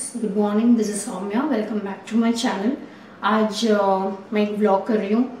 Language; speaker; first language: Hindi; non-native, local second language; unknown